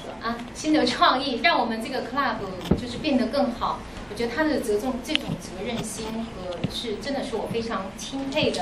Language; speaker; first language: Chinese; native; Chinese